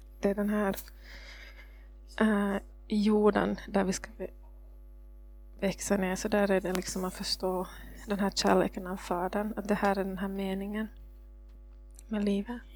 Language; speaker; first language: Swedish; non-native, fluent; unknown